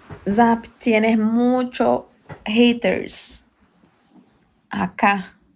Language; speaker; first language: Spanish; non-native, learner; Portuguese